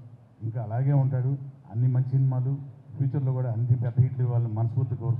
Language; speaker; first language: Telugu; native; Telugu